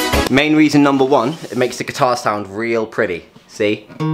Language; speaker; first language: English; native; English